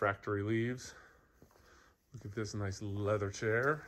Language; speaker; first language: English; native; English